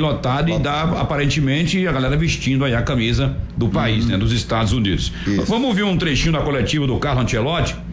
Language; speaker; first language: Portuguese; native; Portuguese